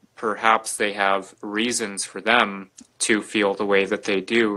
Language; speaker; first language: English; native; English